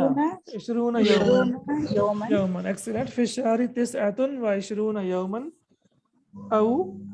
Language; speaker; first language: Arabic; non-native, fluent; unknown